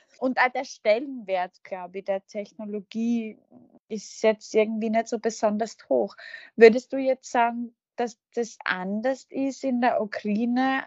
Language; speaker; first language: German; native; German